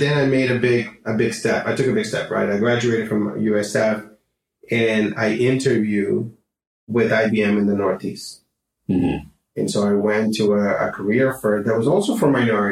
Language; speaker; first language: English; non-native, fluent; Spanish